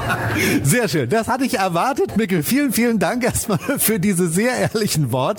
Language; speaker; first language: German; native; German